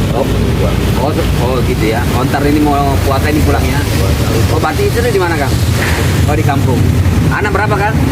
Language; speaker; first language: Indonesian; native; Indonesian